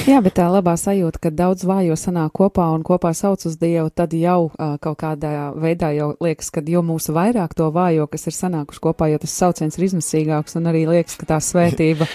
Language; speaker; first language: Latvian; native; Latvian